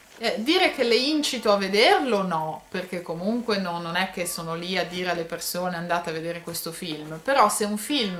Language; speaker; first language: Italian; native; Italian